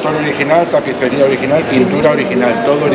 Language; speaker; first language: Spanish; native; Spanish